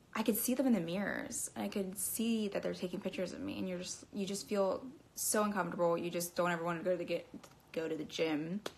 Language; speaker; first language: English; native; English